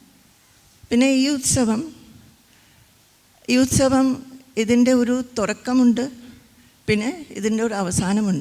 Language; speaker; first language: Malayalam; non-native, fluent; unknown